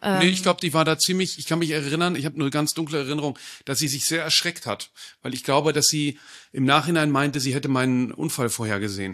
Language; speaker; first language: German; native; German